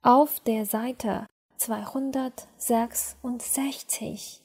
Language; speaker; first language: German; non-native, learner; Chinese